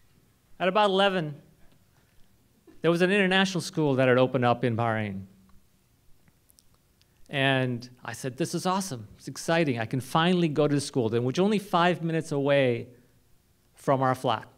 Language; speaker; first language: English; non-native, local second language; Hindi